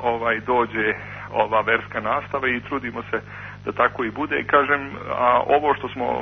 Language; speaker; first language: Croatian; native; Croatian